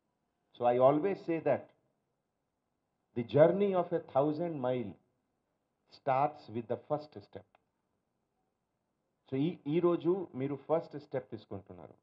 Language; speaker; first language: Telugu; non-native, local second language; Hindi